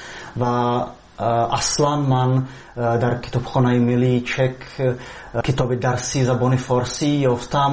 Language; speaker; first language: Persian; non-native, fluent; Slovak